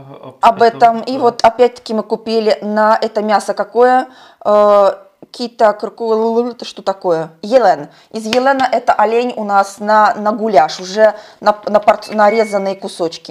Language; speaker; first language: Russian; native; Russian